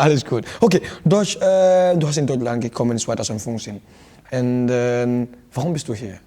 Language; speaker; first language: German; non-native, learner; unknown